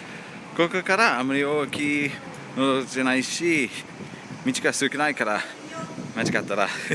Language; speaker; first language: Japanese; non-native, learner; English